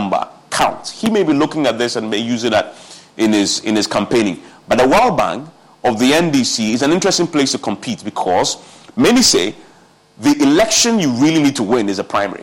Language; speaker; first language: English; non-native, local second language; Akan